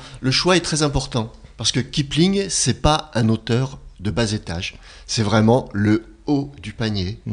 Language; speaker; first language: French; native; French